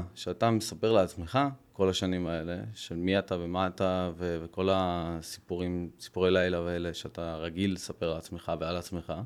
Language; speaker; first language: Hebrew; early bilingual, other home language; Russian